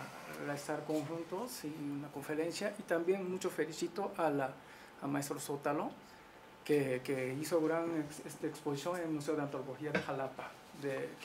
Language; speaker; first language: Spanish; non-native, learner; Japanese